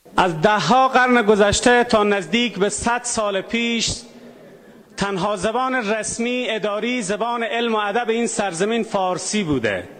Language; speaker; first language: Persian; native; Persian